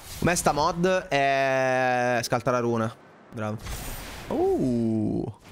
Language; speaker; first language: Italian; native; Italian